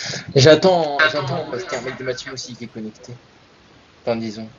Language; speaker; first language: French; native; French